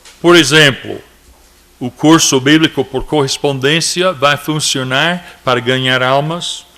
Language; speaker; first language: Portuguese; non-native, fluent; English